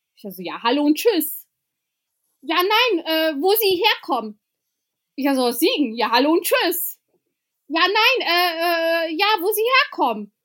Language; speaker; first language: German; early bilingual, other home language; Albanian